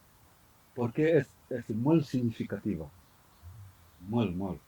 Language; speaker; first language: Catalan; non-native, learner; Fula